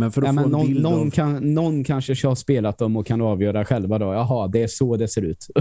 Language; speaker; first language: Swedish; native; Swedish